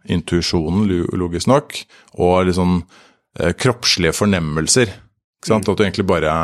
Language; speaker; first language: Norwegian; native; Norwegian